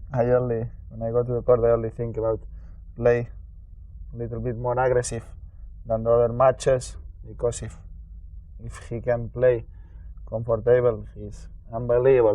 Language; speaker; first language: English; non-native, learner; Spanish